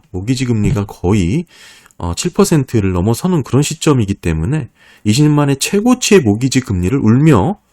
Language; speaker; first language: Korean; native; Korean